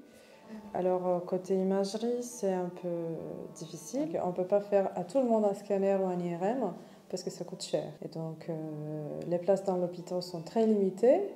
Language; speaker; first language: French; non-native, fluent; Romanian